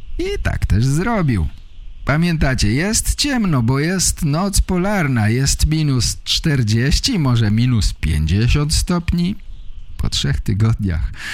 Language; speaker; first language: Polish; native; Polish